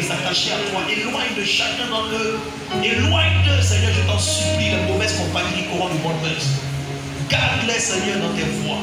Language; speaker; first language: French; native; French